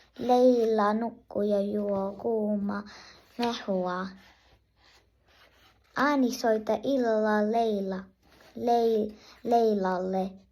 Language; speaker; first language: Finnish; non-native, learner; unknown